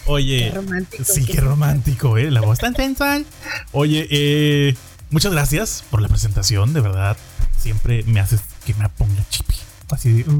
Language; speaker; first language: Spanish; native; Spanish